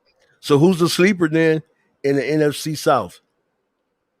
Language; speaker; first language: English; native; English